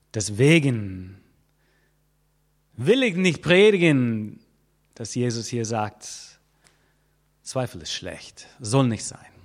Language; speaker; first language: German; non-native, fluent; English